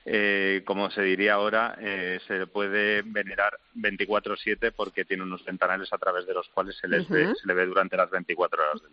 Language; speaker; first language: Spanish; native; Spanish